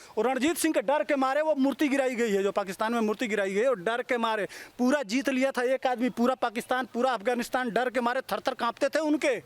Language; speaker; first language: Hindi; native; Hindi